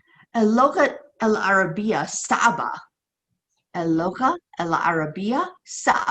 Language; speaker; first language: Arabic; non-native, fluent; English